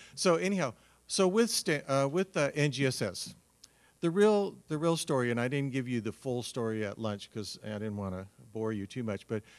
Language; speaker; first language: English; native; English